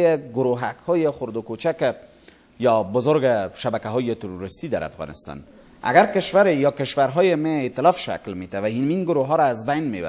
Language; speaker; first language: Persian; native; Persian